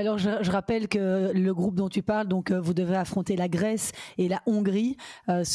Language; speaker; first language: French; native; French